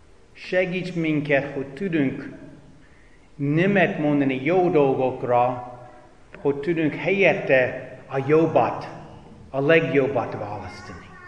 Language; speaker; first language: Hungarian; non-native, fluent; English